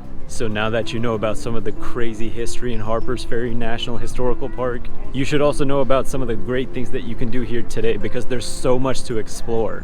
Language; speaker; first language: English; native; English